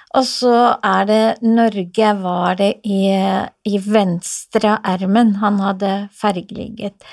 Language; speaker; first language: Norwegian; non-native, fluent; Assyrian Neo-Aramaic